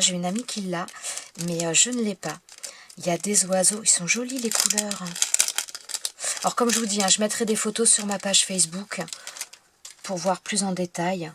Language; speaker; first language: French; native; French